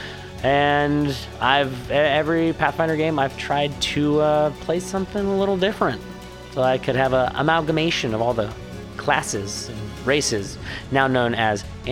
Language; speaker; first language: English; native; English